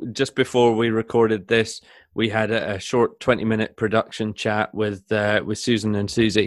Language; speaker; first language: English; native; English